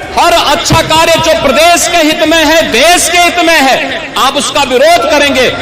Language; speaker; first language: Hindi; native; Hindi